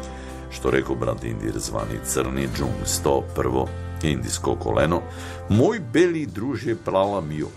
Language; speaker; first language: Serbian; native; Serbian